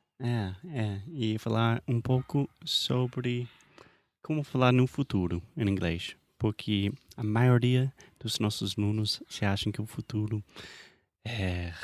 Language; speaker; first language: Portuguese; non-native, fluent; English